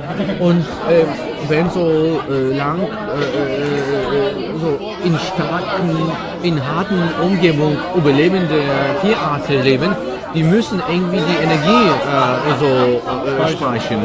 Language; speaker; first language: German; non-native, fluent; Polish